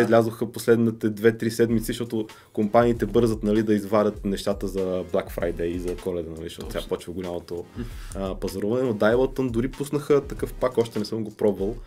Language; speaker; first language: Bulgarian; native; Bulgarian